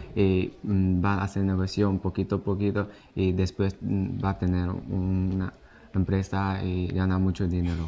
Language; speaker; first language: Spanish; non-native, learner; Chinese